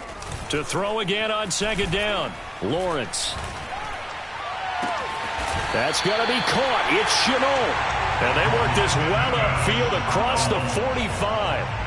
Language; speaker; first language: English; native; English